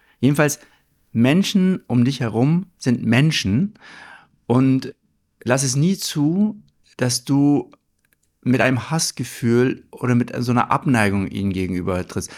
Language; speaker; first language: German; early bilingual, other home language; Turkish